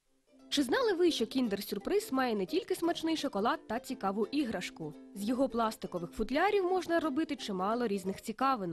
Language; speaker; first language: Ukrainian; native; Ukrainian